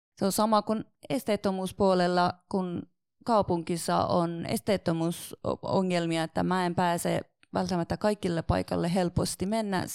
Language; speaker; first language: Finnish; non-native, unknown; Persian